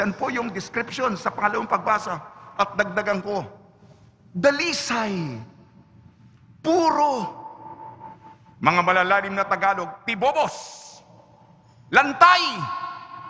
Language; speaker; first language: Filipino; native; Filipino